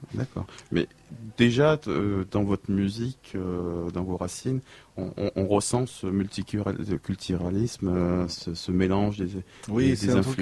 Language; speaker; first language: French; native; French